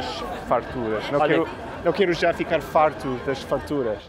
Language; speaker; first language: Portuguese; native; Portuguese